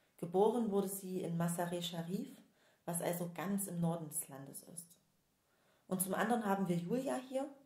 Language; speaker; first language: German; native; German